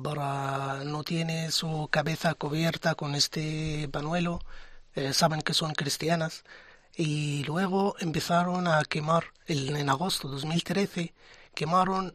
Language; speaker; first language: Spanish; non-native, fluent; Arabic